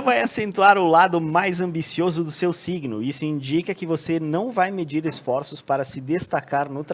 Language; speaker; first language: Portuguese; native; Portuguese